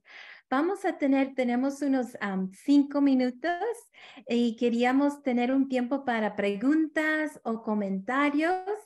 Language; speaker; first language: Spanish; early bilingual, heritage; Spanish